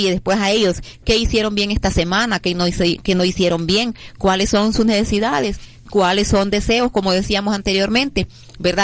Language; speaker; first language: Spanish; native; Spanish